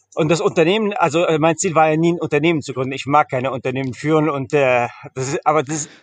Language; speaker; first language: German; early bilingual, heritage; Arabic